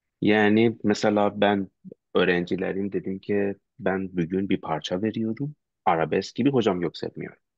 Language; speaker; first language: Turkish; non-native, learner; Persian